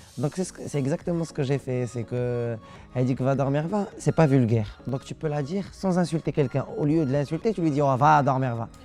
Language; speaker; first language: French; non-native, local second language; Arabic